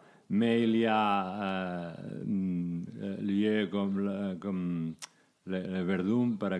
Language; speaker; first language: French; non-native, learner; Spanish